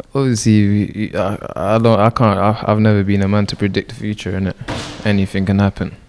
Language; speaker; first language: English; native; English